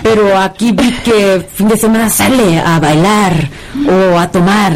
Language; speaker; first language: Spanish; non-native, fluent; Korean